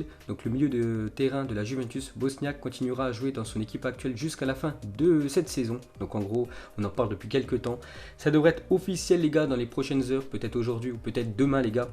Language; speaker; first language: French; native; French